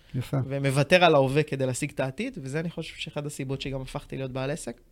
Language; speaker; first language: Hebrew; native; Hebrew